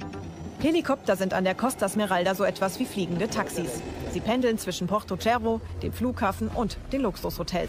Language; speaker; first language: German; native; German